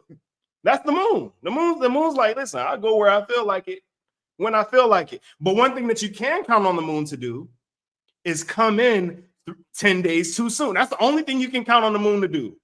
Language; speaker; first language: English; native; English